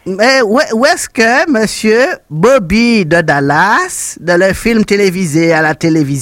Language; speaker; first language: French; non-native, local second language; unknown